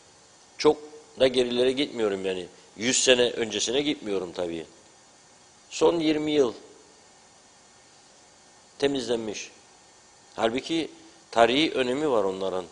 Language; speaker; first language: Turkish; native; Turkish